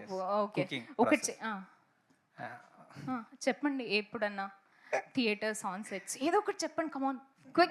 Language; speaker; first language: Telugu; native; Telugu